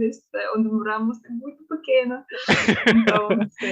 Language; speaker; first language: Portuguese; non-native, learner; English